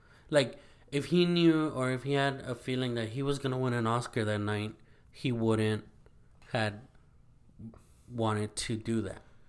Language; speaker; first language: English; early bilingual, other home language; Spanish